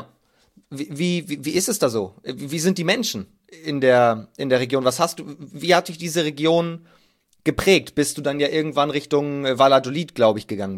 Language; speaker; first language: German; native; German